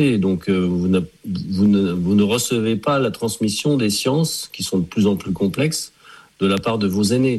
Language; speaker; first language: French; native; French